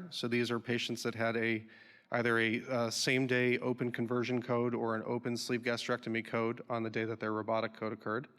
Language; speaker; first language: English; native; English